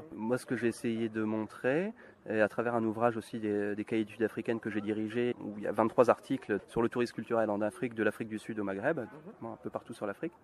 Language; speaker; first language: French; native; French